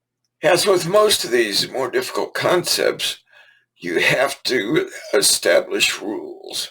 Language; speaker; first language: English; native; English